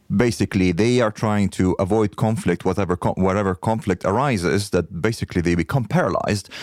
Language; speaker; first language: English; non-native, fluent; Arabic